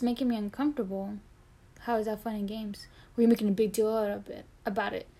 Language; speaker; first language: English; non-native, fluent; Spanish